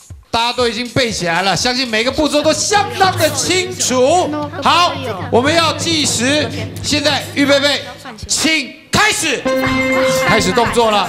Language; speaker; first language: Chinese; native; Chinese